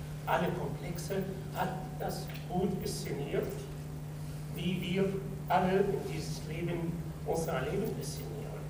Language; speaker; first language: German; non-native, fluent; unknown